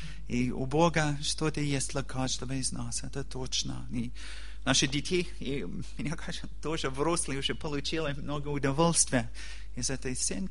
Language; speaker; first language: Russian; non-native, learner; English